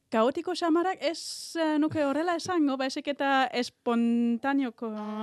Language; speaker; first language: Basque; non-native, learner; German